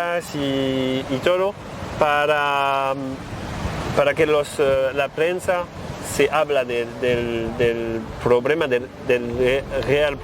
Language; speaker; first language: Spanish; non-native, learner; French